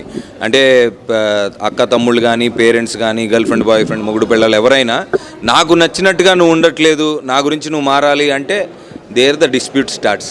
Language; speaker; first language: Telugu; native; Telugu